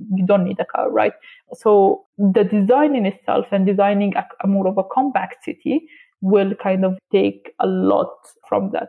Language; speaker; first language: English; non-native, fluent; Arabic